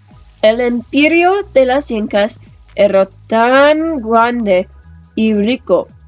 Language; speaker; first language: Spanish; non-native, learner; English